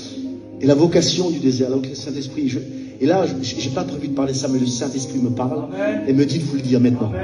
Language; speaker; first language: French; native; French